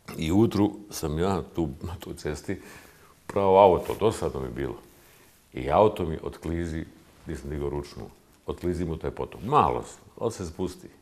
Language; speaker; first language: Bosnian; native; Bosnian